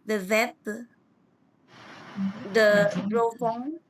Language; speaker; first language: French; non-native, learner; Vietnamese